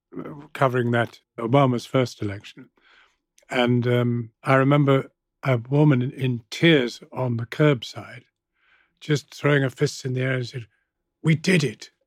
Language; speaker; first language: English; native; English